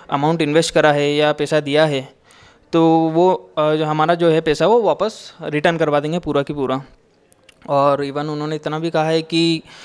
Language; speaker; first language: Hindi; native; Hindi